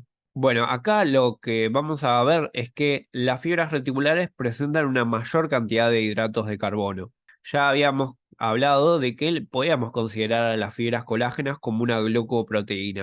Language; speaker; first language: Spanish; native; Spanish